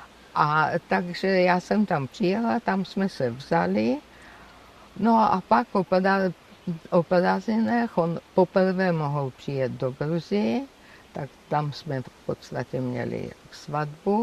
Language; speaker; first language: Czech; non-native, fluent; Georgian